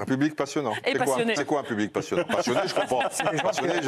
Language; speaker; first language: French; native; French